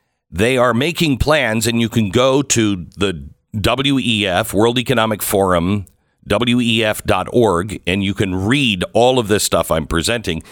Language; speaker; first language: English; native; English